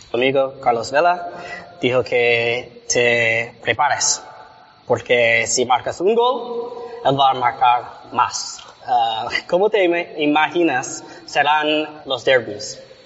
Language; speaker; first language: Spanish; non-native, learner; English